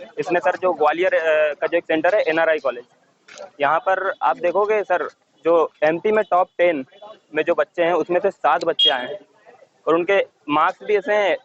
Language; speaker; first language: Hindi; native; Hindi